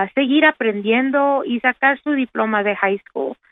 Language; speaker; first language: Spanish; early bilingual, heritage; Spanish